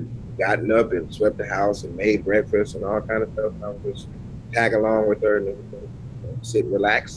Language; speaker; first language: English; native; English